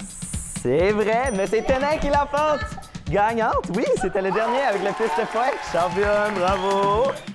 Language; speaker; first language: French; native; French